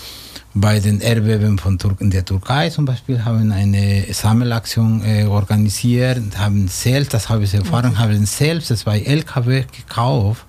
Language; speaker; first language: German; non-native, fluent; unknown